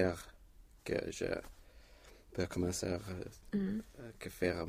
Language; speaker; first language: French; non-native, learner; Swedish